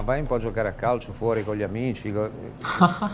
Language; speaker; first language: Italian; native; Italian